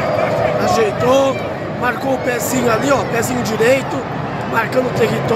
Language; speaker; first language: Portuguese; native; Portuguese